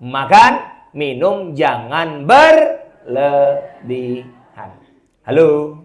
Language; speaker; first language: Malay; non-native, local second language; Javanese